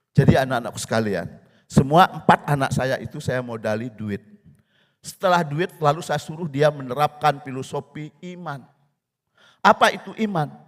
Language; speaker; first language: Indonesian; non-native, local second language; Balinese